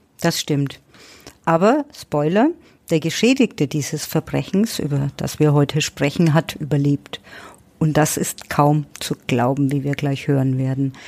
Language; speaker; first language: German; native; German